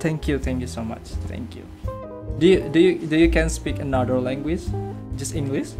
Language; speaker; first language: English; non-native, learner; Indonesian